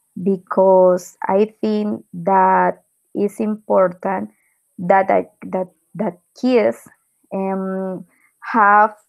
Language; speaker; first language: English; non-native, learner; Spanish